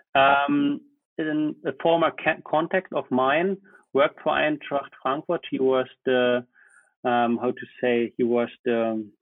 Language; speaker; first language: English; non-native, fluent; German